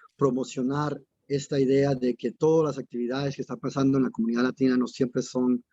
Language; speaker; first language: Spanish; early bilingual, other home language; English